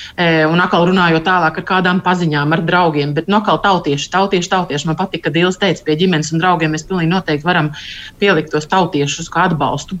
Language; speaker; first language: Latvian; native; Latvian